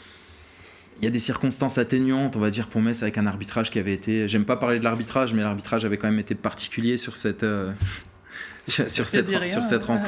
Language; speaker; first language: French; native; French